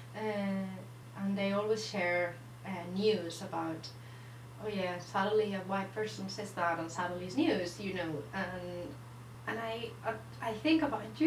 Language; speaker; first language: English; non-native, fluent; Spanish